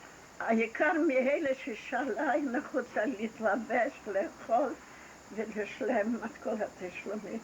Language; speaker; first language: Hebrew; non-native, fluent; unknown